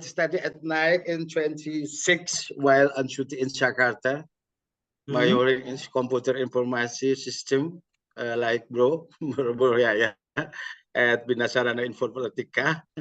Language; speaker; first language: English; non-native, learner; Indonesian